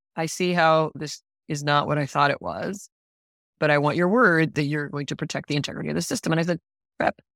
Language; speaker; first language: English; non-native, fluent; Spanish